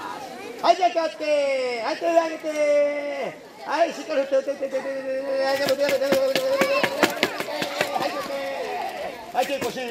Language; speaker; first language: Japanese; native; Japanese